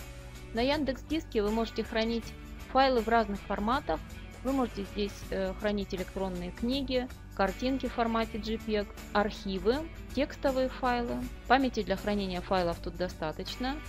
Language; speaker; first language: Russian; native; Russian